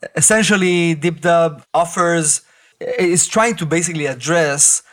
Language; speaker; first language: English; non-native, fluent; Hebrew